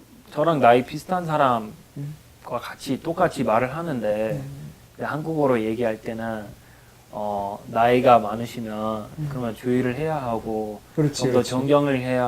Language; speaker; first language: Korean; non-native, fluent; English